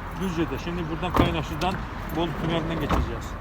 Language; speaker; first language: Turkish; native; Turkish